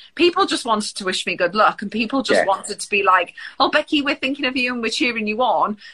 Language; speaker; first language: English; native; English